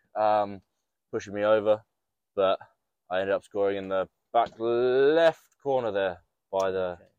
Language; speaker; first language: English; native; English